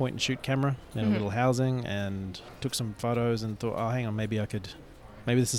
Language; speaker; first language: English; native; English